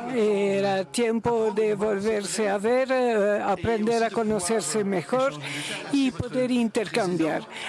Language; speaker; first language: Spanish; non-native, learner; Luxembourgish